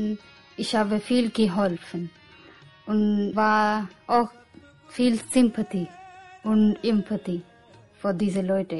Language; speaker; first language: German; non-native, learner; Punjabi